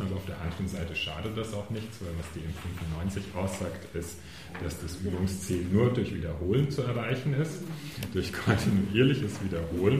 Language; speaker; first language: German; native; German